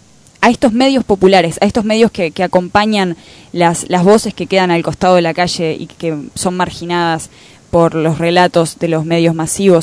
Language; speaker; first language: Spanish; native; Spanish